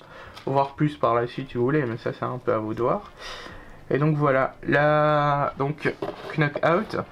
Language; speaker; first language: French; native; French